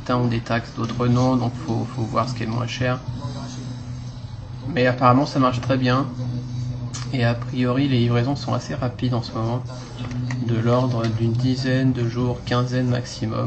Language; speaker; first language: French; native; French